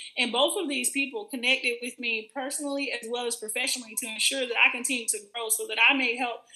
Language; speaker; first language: English; native; English